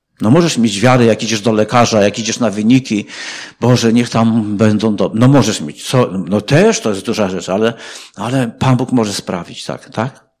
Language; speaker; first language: Polish; native; Polish